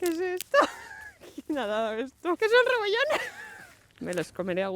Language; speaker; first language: Spanish; native; Spanish